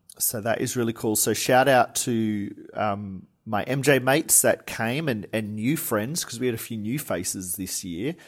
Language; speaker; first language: English; native; English